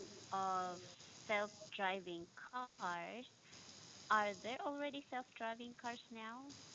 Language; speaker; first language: English; non-native, fluent; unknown